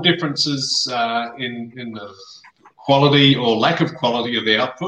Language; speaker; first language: English; native; English